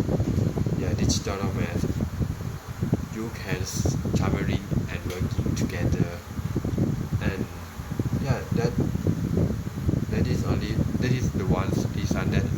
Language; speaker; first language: English; non-native, learner; Thai